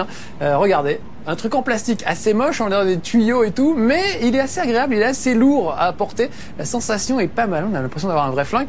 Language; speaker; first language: French; native; French